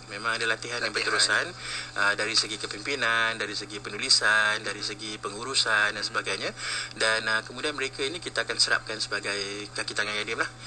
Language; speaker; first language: Malay; native; Malay